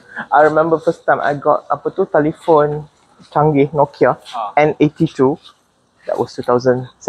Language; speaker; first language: English; non-native, local second language; Malay